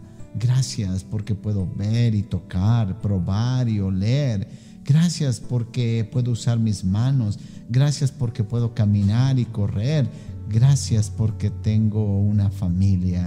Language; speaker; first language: Spanish; native; Spanish